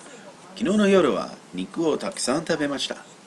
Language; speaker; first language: Japanese; non-native, learner; English